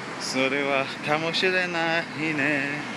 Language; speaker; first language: Japanese; non-native, learner; English